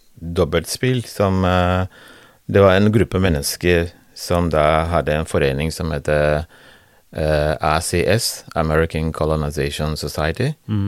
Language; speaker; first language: Norwegian; non-native, fluent; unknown